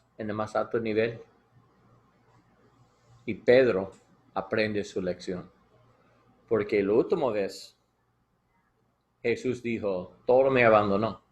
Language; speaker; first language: Spanish; non-native, learner; English